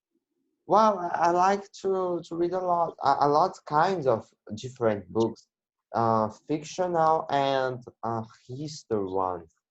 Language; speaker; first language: English; non-native, learner; Portuguese